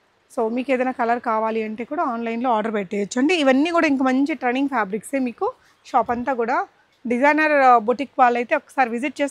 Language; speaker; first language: Telugu; native; Telugu